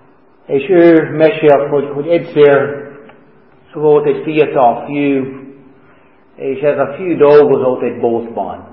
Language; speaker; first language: Hungarian; non-native, fluent; English